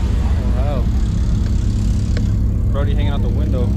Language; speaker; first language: English; native; English